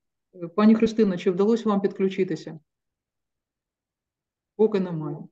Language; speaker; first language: Ukrainian; native; Ukrainian